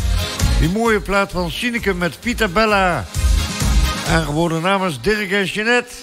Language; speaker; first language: Dutch; native; Dutch